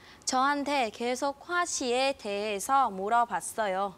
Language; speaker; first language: Korean; non-native, fluent; Vietnamese